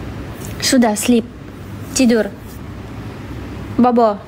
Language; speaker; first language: Indonesian; non-native, fluent; Russian